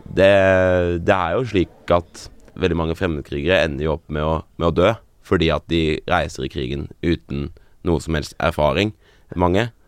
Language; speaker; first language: Norwegian; native; Norwegian